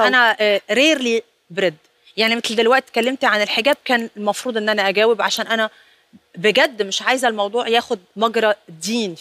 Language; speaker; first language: Arabic; native; Arabic